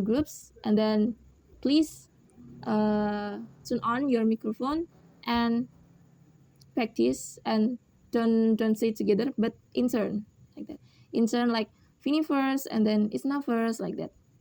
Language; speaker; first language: English; non-native, learner; Indonesian